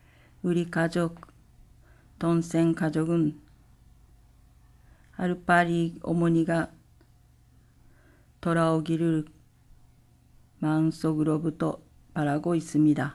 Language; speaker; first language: Korean; non-native, learner; Japanese